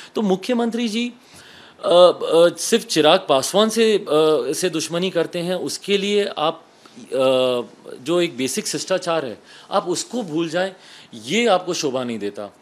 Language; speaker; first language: Hindi; native; Hindi